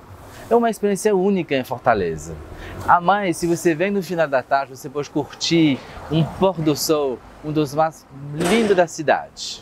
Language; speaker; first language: Portuguese; non-native, fluent; French